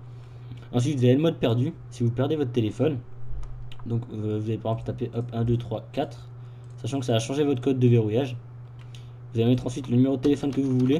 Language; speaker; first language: French; native; French